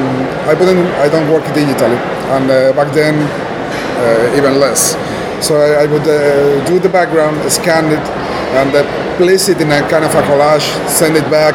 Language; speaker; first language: English; non-native, fluent; Spanish